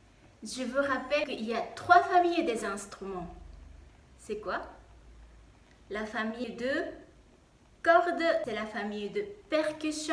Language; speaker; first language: French; non-native, fluent; Japanese